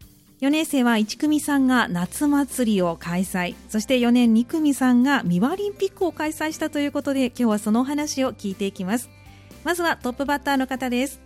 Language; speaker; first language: Japanese; native; Japanese